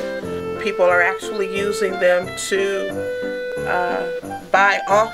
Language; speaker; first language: English; native; English